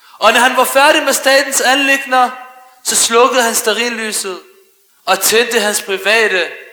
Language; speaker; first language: Danish; early bilingual, other home language; Arabic